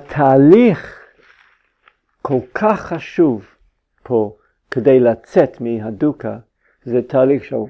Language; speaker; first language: Hebrew; non-native, fluent; English